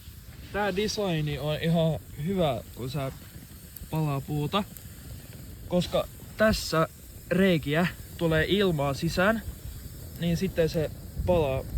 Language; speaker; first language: Finnish; non-native, local second language; Swedish